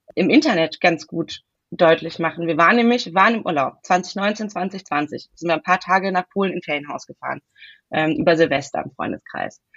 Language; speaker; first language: German; native; German